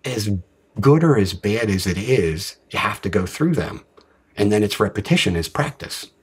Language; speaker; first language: English; native; English